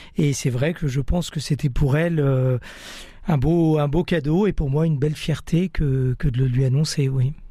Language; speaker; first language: French; early bilingual, other home language; Italian